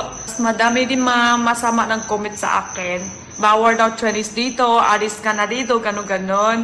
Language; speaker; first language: Filipino; non-native, learner; Chinese